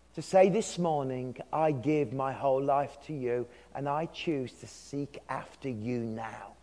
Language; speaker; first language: English; native; English